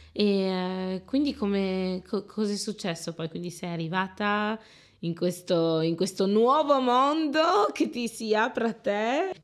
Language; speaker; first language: Italian; early bilingual, heritage; Italian